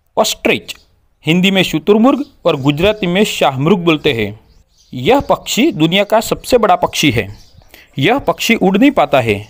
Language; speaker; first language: Hindi; non-native, local second language; Gujarati